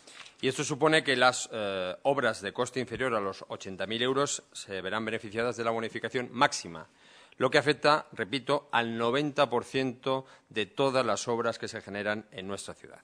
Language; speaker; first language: Spanish; native; Spanish